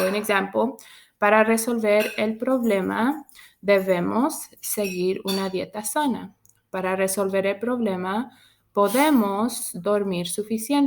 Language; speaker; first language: Spanish; non-native, fluent; English